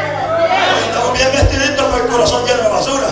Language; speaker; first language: Spanish; native; Spanish